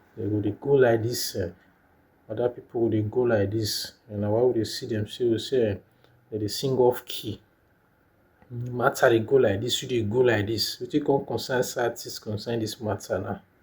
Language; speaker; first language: Nigerian Pidgin; non-native, local second language; Bini